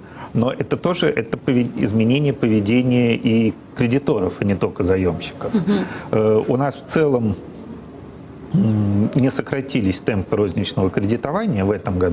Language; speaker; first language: Russian; native; Russian